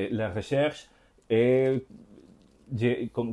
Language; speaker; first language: French; non-native, learner; Spanish